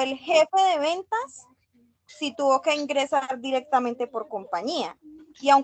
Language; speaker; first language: Spanish; native; Spanish